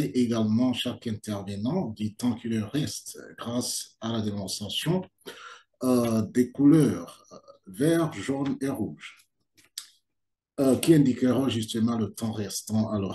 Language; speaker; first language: French; non-native, local second language; Kinyarwanda